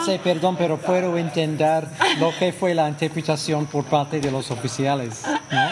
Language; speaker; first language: Spanish; non-native, fluent; English